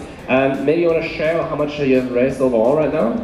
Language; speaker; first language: English; non-native, fluent; German